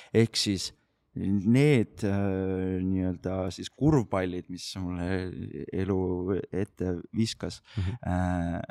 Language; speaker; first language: Estonian; native; Estonian